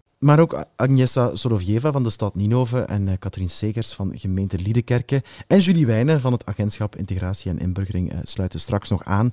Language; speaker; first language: Dutch; native; Dutch